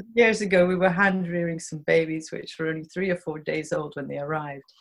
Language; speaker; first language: English; native; English